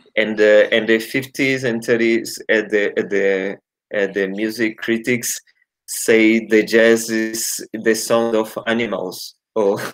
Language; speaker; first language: English; non-native, learner; Portuguese